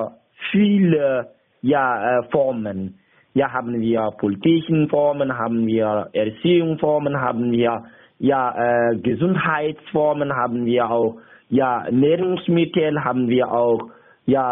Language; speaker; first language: German; non-native, learner; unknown